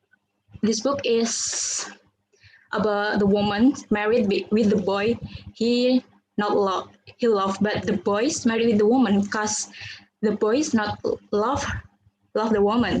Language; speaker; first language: English; non-native, learner; Indonesian